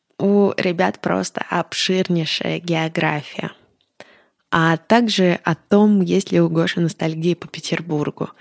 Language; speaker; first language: Russian; native; Russian